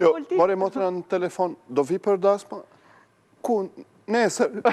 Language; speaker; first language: Albanian; non-native, learner; Arabic